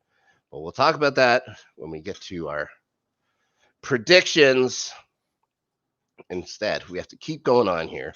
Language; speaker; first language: English; native; English